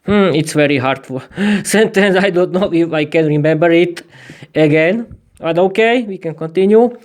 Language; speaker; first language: English; non-native, learner; Slovak